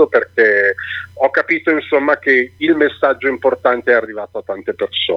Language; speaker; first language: Italian; native; Italian